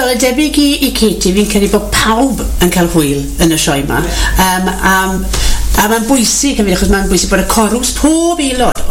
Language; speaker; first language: Welsh; native; Welsh